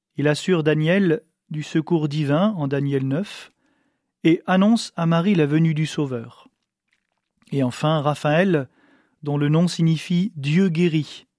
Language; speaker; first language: French; native; French